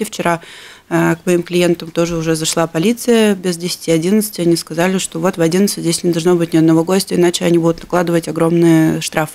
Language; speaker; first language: Russian; native; Russian